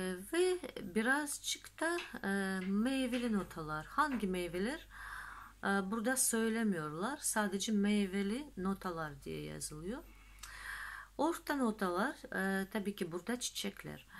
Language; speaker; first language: Turkish; non-native, fluent; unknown